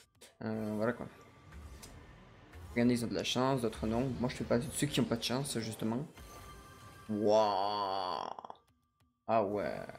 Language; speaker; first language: French; native; French